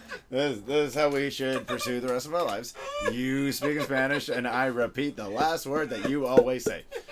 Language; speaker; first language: English; early bilingual, other home language; Spanish